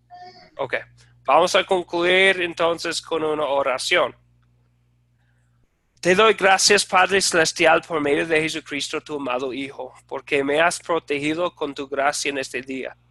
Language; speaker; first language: Spanish; non-native, fluent; English